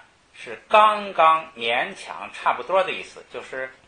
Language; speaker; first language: Chinese; native; Chinese